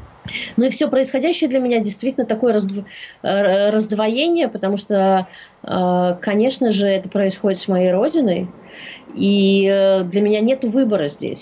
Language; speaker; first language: Russian; native; Russian